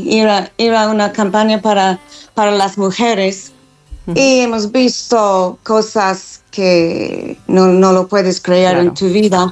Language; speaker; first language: Spanish; non-native, fluent; English